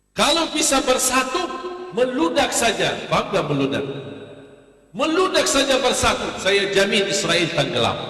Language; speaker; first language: Malay; non-native, fluent; Arabic